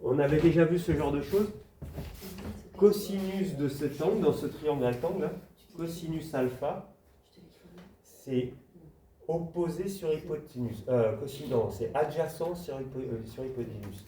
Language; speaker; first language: French; native; French